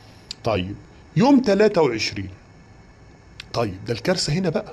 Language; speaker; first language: Arabic; native; Arabic